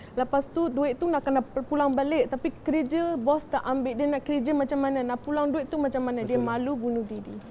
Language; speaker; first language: Malay; early bilingual, other home language; Rohingya